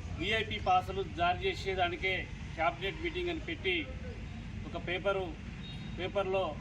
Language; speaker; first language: Telugu; native; Telugu